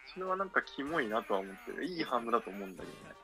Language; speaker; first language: Japanese; native; Japanese